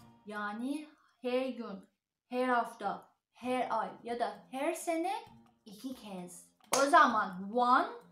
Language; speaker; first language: Turkish; non-native, learner; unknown